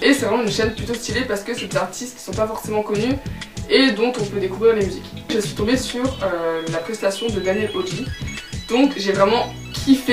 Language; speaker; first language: French; native; French